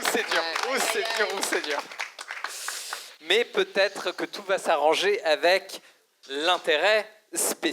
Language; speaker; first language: French; native; French